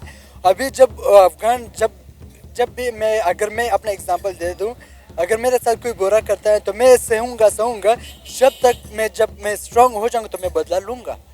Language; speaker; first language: Hindi; non-native, local second language; Pashto